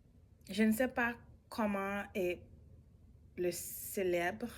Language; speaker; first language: French; non-native, learner; English